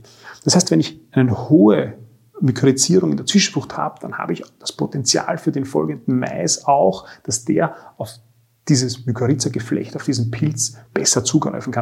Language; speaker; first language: German; native; German